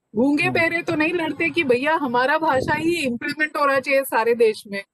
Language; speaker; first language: Hindi; non-native, local second language; Bhojpuri